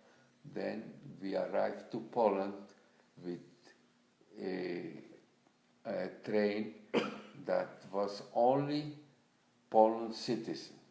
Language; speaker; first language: English; non-native, learner; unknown